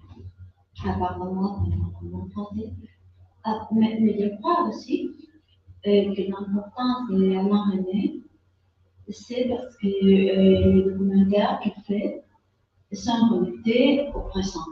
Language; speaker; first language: French; non-native, fluent; Spanish